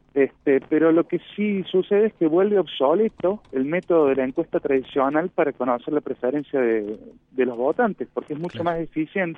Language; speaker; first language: Spanish; native; Spanish